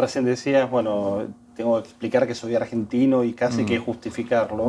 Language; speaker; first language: Spanish; native; Spanish